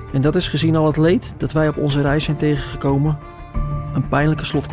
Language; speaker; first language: Dutch; native; Dutch